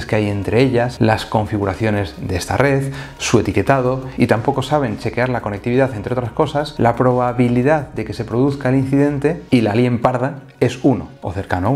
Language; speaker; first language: Spanish; native; Spanish